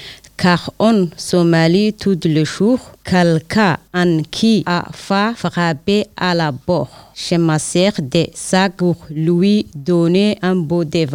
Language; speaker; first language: French; non-native, learner; Somali